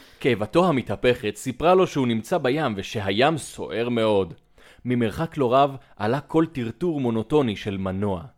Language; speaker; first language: Hebrew; native; Hebrew